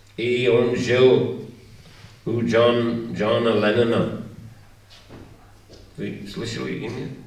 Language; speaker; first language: Russian; non-native, learner; English